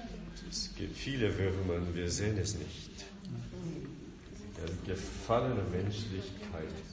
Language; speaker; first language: German; non-native, fluent; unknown